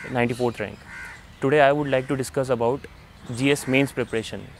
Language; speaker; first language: Hindi; native; Hindi